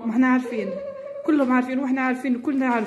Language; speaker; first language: Arabic; native; Arabic